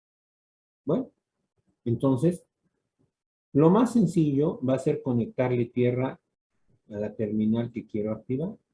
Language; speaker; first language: Spanish; native; Spanish